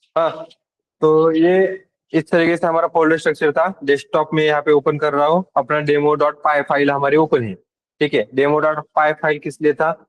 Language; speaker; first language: Hindi; non-native, local second language; Marathi